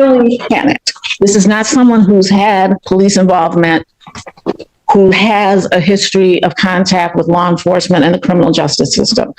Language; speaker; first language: English; native; English